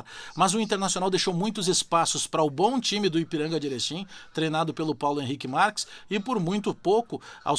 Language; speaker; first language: Portuguese; native; Portuguese